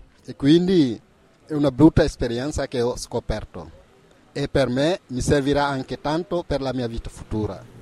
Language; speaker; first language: Italian; non-native, learner; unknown